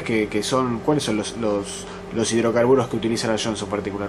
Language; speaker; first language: Spanish; native; Spanish